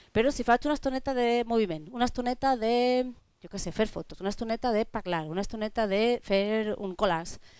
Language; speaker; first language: Catalan; non-native, local second language; Spanish